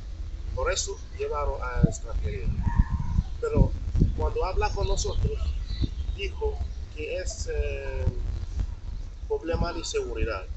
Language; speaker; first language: Spanish; non-native, learner; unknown